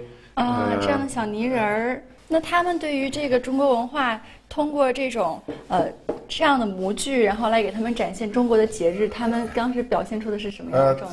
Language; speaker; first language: Chinese; native; Chinese